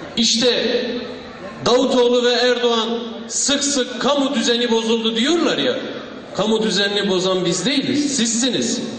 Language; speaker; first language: Turkish; non-native, local second language; Kurdish